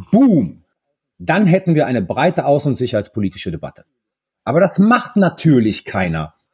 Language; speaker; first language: German; early bilingual, other home language; Italian